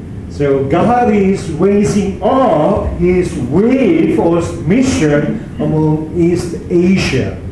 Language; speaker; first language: English; non-native, fluent; Korean